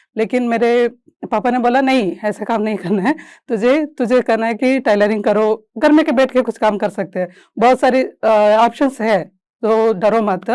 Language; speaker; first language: Hindi; non-native, local second language; Kannada